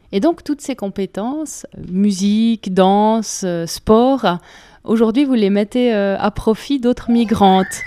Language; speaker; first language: French; native; French